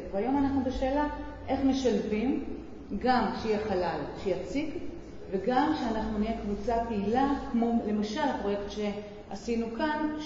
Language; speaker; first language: Hebrew; native; Hebrew